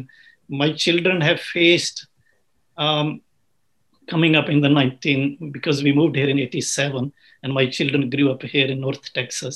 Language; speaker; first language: English; non-native, local second language; Punjabi